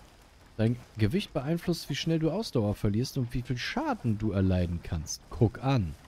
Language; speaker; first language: German; native; German